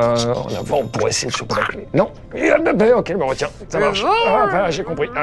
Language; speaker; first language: French; native; French